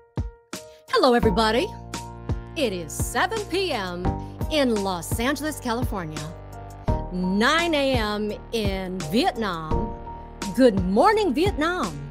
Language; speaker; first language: English; non-native, fluent; Vietnamese